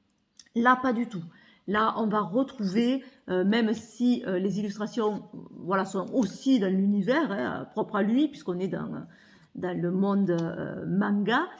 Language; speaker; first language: French; native; French